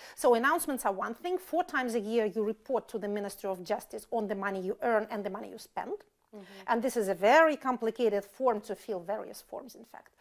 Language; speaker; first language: English; non-native, fluent; Russian